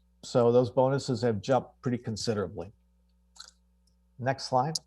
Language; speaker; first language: English; native; English